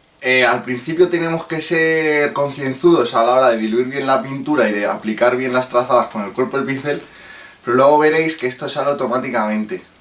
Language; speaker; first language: Spanish; native; Spanish